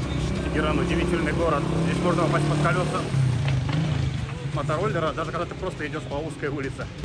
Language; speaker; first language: Russian; native; Russian